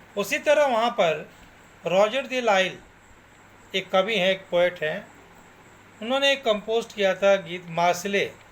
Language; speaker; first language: Hindi; native; Hindi